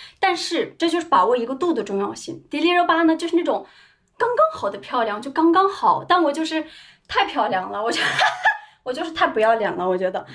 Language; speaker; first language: Chinese; non-native, local second language; Uyghur